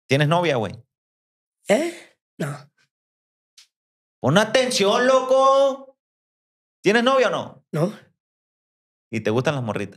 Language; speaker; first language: Spanish; native; Spanish